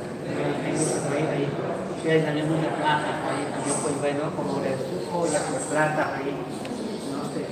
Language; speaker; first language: Spanish; non-native, fluent; Vietnamese